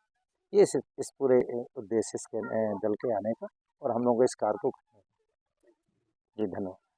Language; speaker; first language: Hindi; native; Hindi